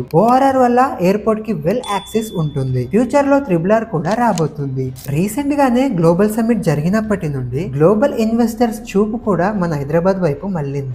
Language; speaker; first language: Telugu; native; Telugu